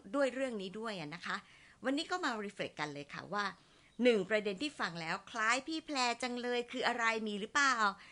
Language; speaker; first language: Thai; native; Thai